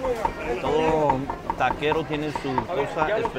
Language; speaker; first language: Spanish; native; Spanish